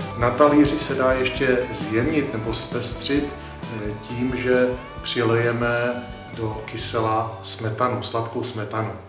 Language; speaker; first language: Czech; native; Czech